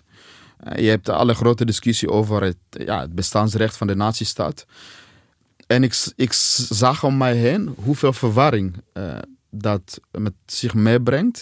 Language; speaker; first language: Dutch; non-native, fluent; Swahili